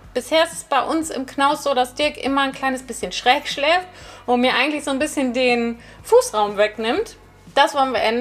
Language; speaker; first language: German; native; German